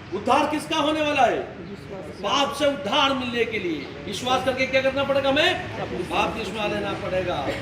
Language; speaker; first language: Hindi; non-native, local second language; Malayalam